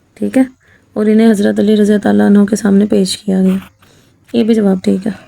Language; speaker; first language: Urdu; non-native, local second language; Punjabi